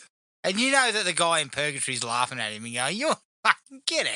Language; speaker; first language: English; native; English